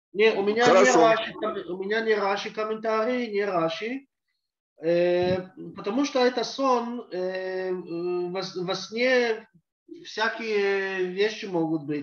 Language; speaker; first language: Russian; early bilingual, heritage; Russian